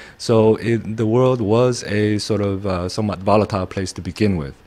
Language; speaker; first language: English; non-native, fluent; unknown